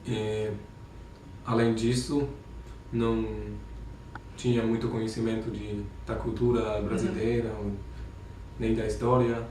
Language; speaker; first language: Portuguese; non-native, fluent; German